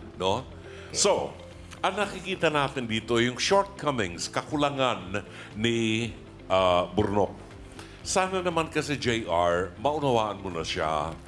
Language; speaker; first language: Filipino; native; Filipino